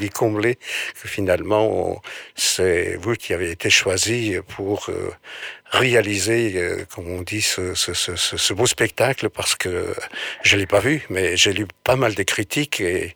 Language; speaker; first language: French; non-native, fluent; Portuguese